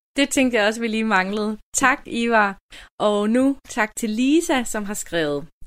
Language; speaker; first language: Danish; native; Danish